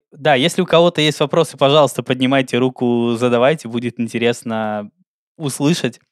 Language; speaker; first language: Russian; native; Russian